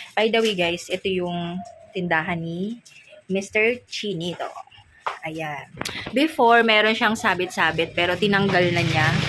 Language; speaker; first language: Filipino; native; Filipino